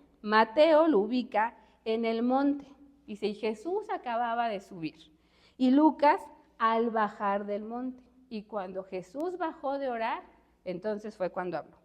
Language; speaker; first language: Spanish; native; Spanish